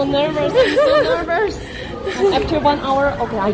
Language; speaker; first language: English; non-native, learner; Chinese